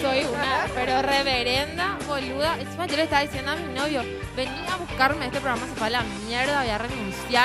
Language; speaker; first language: Spanish; native; Spanish